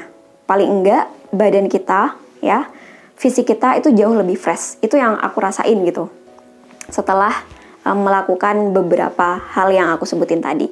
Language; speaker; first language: Indonesian; native; Indonesian